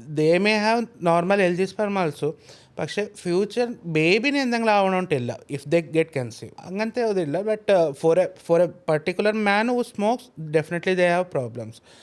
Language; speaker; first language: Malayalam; early bilingual, heritage; Malayalam